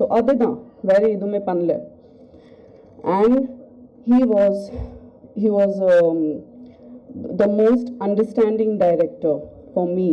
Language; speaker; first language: Tamil; non-native, learner; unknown